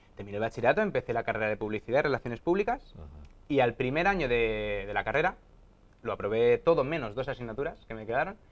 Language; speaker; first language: Spanish; native; Spanish